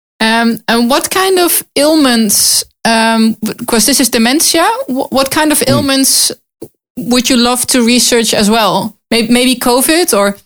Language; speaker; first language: English; non-native, learner; Dutch